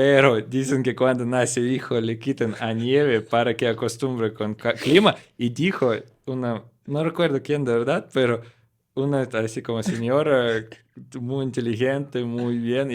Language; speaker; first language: Spanish; non-native, learner; Russian